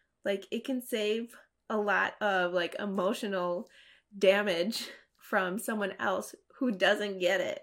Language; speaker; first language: English; native; English